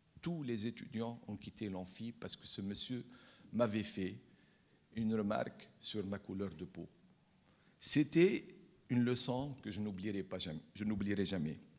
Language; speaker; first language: French; non-native, local second language; Arabic